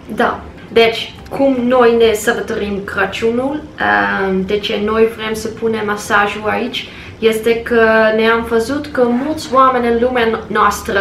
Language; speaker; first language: Romanian; non-native, learner; English